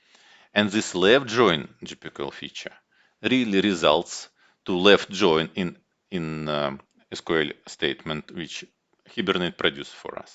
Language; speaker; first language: English; non-native, fluent; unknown